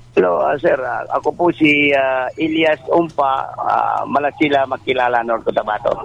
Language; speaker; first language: Cebuano; non-native, local second language; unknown